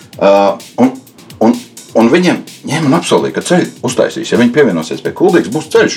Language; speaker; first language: Latvian; native; Latvian